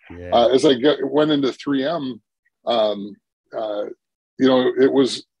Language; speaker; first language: English; native; English